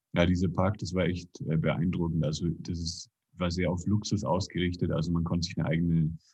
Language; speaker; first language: German; native; German